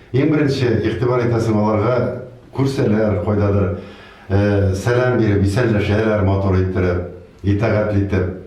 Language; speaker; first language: Tatar; native; Tatar